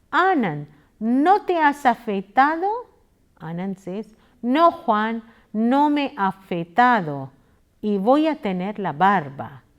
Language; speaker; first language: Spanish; non-native, fluent; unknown